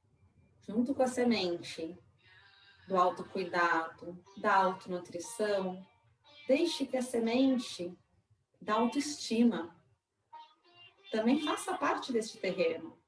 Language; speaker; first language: Portuguese; native; Portuguese